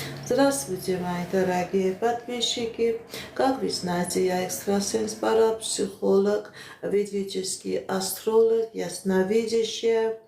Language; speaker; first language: Russian; non-native, fluent; Armenian